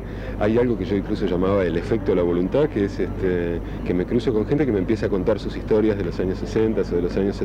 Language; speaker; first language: Spanish; native; Spanish